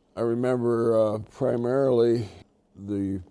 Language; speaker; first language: English; native; English